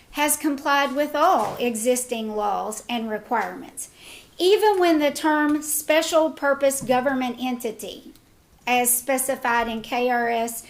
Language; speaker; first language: English; native; English